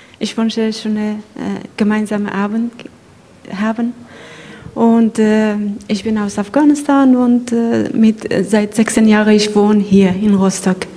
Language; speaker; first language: German; non-native, learner; Persian